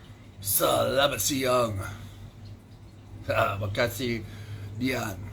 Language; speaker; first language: Indonesian; non-native, fluent; English